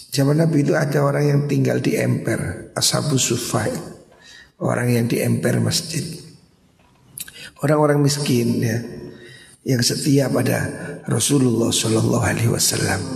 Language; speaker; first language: Indonesian; non-native, local second language; Javanese